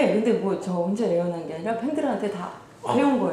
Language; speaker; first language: Korean; native; Korean